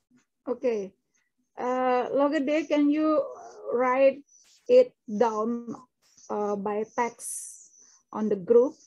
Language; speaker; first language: English; non-native, fluent; Indonesian